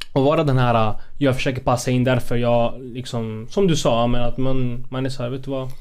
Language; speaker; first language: Swedish; non-native, fluent; Spanish